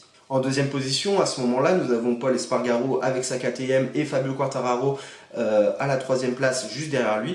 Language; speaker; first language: French; native; French